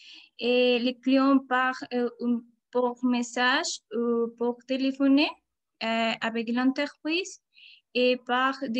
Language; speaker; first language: French; non-native, learner; Spanish